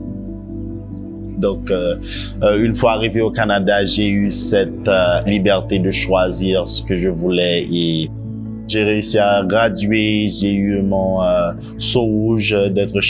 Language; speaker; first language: French; non-native, local second language; Haitian Creole